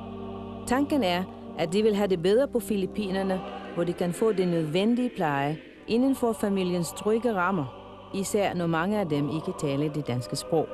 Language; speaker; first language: Danish; non-native, fluent; Filipino